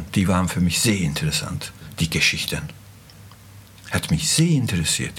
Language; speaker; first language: German; non-native, fluent; Azerbaijani